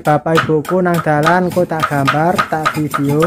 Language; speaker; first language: Indonesian; non-native, local second language; Javanese